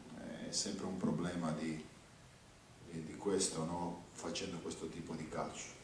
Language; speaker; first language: Italian; non-native, fluent; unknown